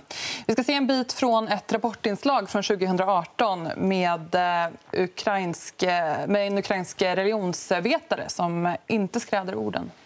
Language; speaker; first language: Swedish; native; Swedish